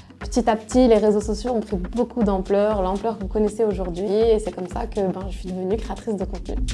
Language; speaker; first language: French; non-native, local second language; Arabic